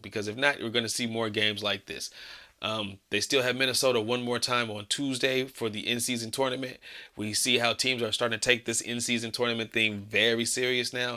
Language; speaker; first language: English; native; English